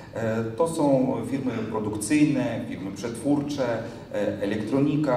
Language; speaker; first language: Polish; non-native, fluent; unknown